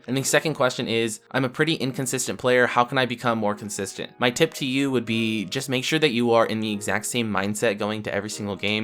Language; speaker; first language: English; native; English